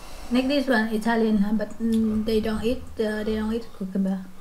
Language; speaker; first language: English; non-native, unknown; Vietnamese